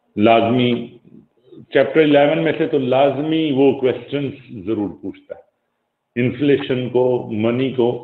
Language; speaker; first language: Urdu; native; Urdu